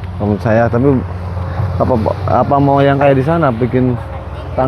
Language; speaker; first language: Indonesian; non-native, local second language; Sundanese